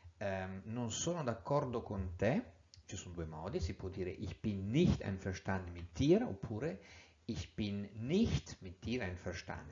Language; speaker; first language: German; non-native, fluent; Italian